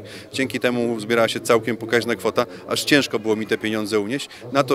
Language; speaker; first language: Polish; native; Polish